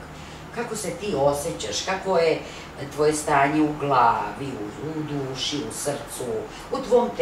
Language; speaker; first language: Bosnian; native; Bosnian